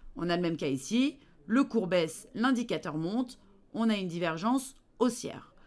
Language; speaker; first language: French; native; French